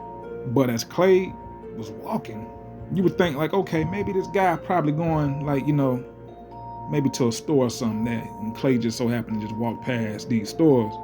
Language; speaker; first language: English; native; English